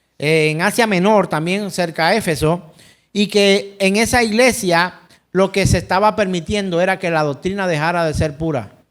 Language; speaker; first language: Spanish; native; Spanish